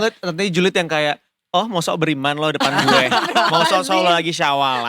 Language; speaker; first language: Indonesian; native; Indonesian